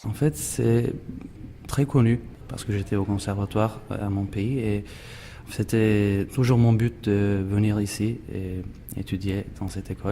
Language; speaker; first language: French; non-native, fluent; Turkish